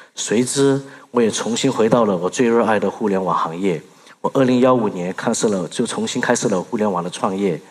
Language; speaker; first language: Chinese; early bilingual, other home language; Burmese